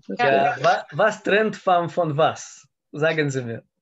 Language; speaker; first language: German; non-native, learner; Russian